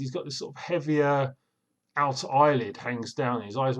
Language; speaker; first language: English; native; English